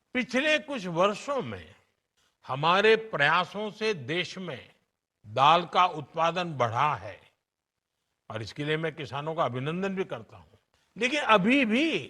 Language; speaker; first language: Hindi; non-native, local second language; Gujarati